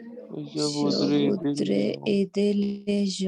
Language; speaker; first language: French; non-native, learner; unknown